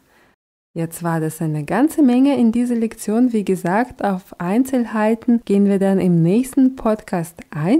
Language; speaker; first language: German; non-native, fluent; Russian